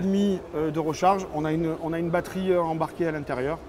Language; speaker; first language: French; native; French